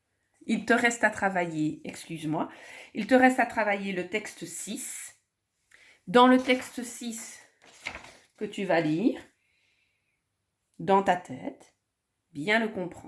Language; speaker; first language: French; native; French